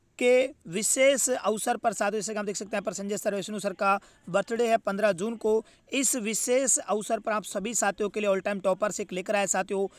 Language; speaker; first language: Hindi; native; Hindi